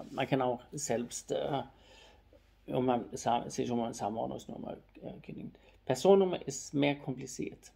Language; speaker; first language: German; non-native, fluent; Swedish